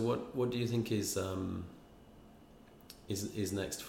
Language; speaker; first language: English; native; English